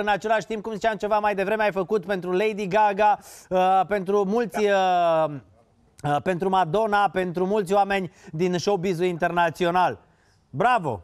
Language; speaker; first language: Romanian; native; Romanian